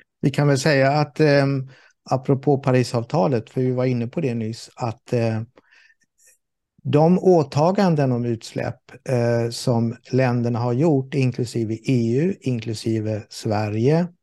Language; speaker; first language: Swedish; native; Swedish